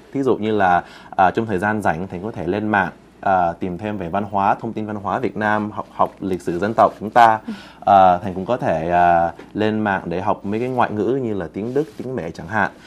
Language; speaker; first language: Vietnamese; early bilingual, heritage; Vietnamese